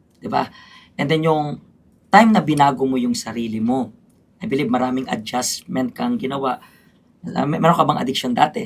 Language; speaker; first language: Filipino; native; Filipino